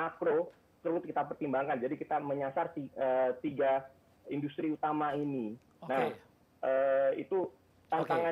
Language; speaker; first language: Indonesian; native; Indonesian